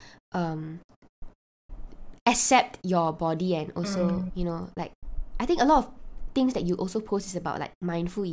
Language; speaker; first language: English; non-native, local second language; Chinese